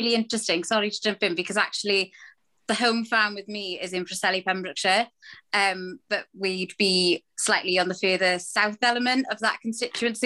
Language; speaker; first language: English; native; English